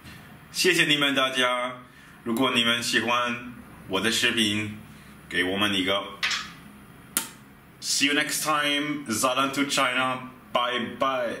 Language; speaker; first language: Chinese; non-native, fluent; German